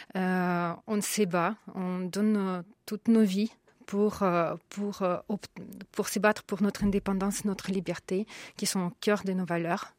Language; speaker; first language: French; non-native, fluent; Ukrainian